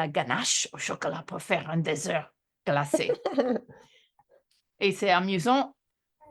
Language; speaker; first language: French; non-native, fluent; English